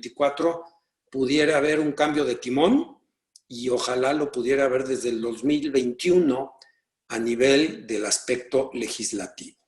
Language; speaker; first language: Spanish; native; Spanish